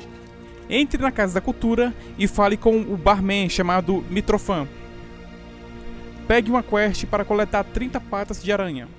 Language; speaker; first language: Portuguese; native; Portuguese